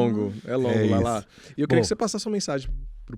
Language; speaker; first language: Portuguese; native; Portuguese